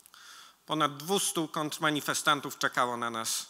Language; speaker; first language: Polish; native; Polish